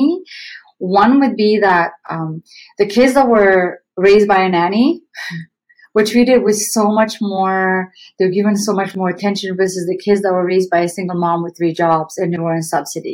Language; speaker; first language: English; non-native, fluent; Romanian